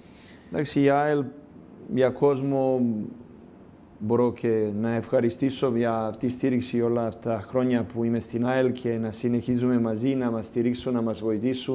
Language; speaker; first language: Greek; non-native, learner; Serbian